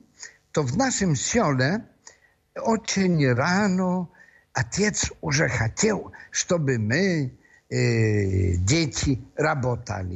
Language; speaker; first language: Russian; non-native, fluent; Polish